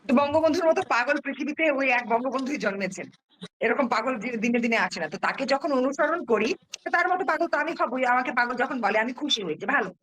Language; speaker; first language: Bangla; early bilingual, heritage; Bangla